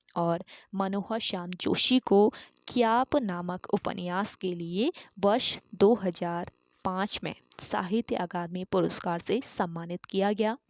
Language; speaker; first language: Hindi; native; Hindi